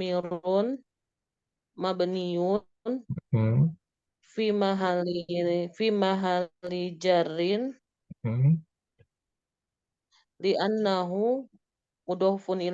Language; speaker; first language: Arabic; non-native, learner; Indonesian